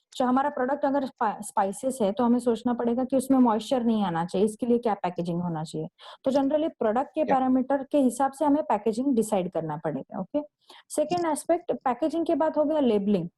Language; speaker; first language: Hindi; non-native, local second language; Marathi